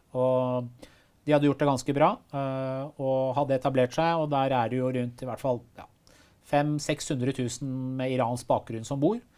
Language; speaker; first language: Norwegian; early bilingual, other home language; Persian